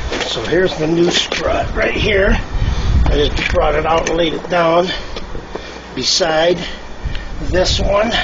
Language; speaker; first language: English; native; English